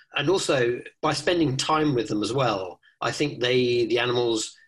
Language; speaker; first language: English; native; English